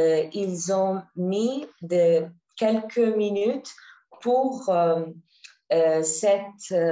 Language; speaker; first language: French; non-native, learner; Arabic